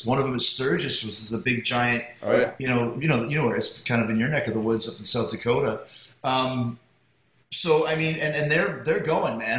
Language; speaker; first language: English; native; English